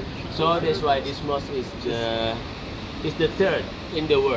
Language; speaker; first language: English; non-native, fluent; Indonesian